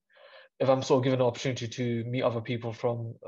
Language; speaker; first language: English; native; English